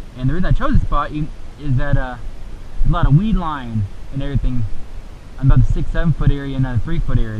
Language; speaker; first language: English; native; English